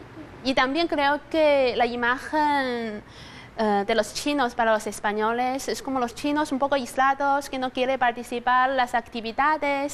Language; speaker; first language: Spanish; non-native, fluent; Chinese